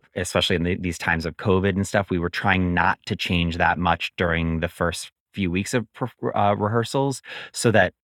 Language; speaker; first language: English; native; English